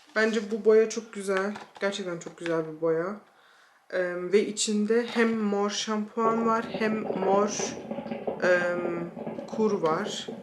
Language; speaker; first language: Turkish; early bilingual, heritage; Turkish